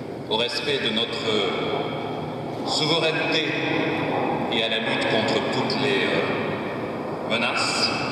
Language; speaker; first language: French; native; French